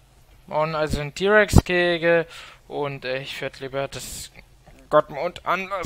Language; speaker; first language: German; native; German